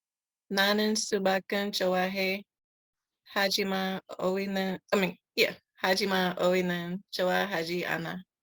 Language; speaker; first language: Korean; non-native, learner; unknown